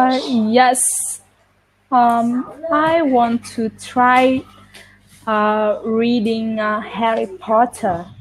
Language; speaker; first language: English; non-native, learner; Vietnamese